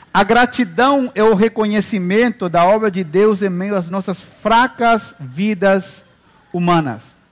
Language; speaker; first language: Portuguese; non-native, fluent; Spanish